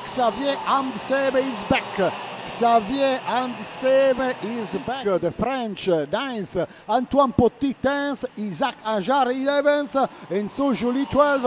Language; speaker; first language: English; non-native, fluent; Italian